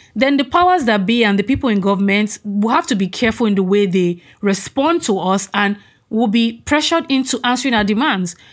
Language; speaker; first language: English; non-native, local second language; Yoruba